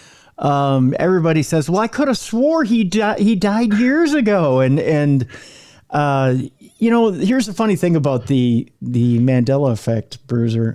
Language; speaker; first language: English; native; English